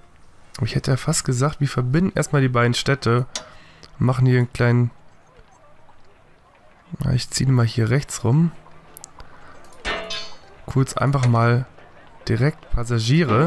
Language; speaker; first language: German; native; German